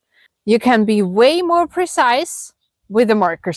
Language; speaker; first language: English; non-native, fluent; German